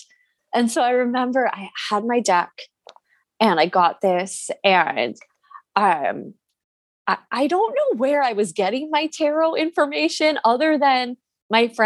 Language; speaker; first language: English; native; English